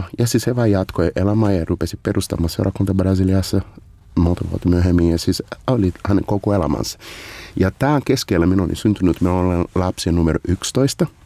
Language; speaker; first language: Finnish; non-native, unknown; Portuguese